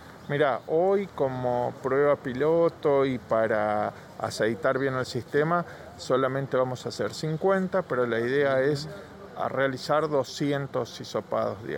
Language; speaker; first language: Spanish; native; Spanish